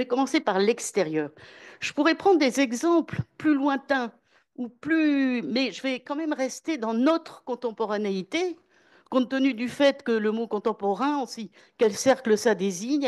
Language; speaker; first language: French; native; French